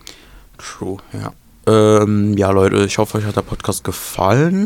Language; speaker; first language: German; native; German